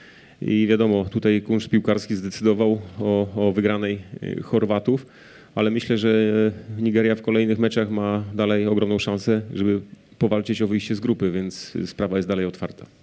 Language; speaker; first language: Polish; native; Polish